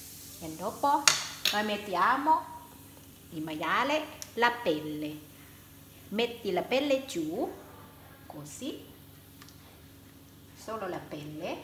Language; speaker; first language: Italian; non-native, learner; Thai